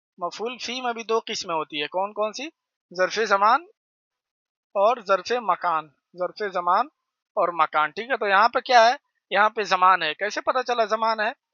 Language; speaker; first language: Urdu; native; Urdu